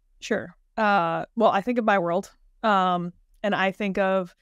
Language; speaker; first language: English; native; English